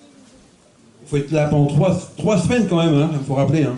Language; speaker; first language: French; native; French